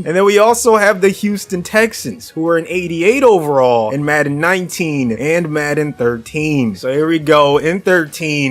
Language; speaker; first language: English; native; English